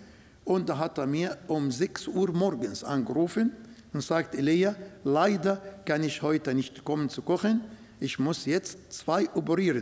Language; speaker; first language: German; non-native, fluent; Arabic